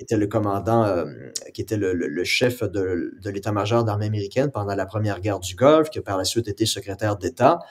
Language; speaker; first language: French; native; French